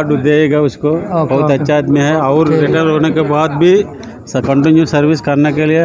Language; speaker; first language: Hindi; non-native, local second language; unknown